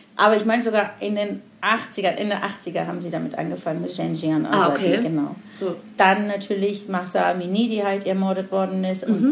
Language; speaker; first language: German; non-native, fluent; Persian